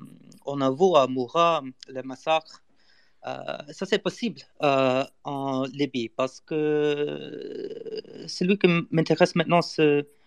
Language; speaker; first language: French; non-native, learner; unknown